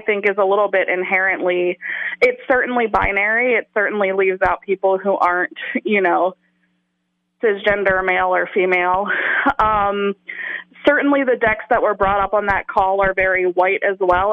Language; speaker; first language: English; native; English